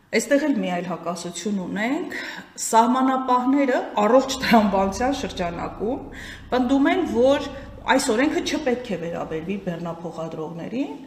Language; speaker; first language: Armenian; native; Armenian